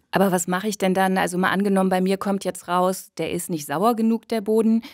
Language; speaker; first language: German; native; German